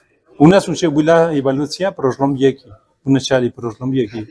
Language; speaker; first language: Russian; non-native, fluent; Spanish